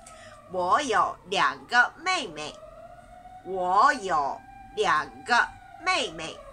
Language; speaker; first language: Chinese; non-native, fluent; Japanese